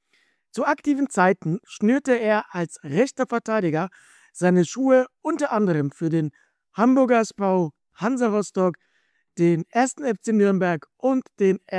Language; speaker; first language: German; native; German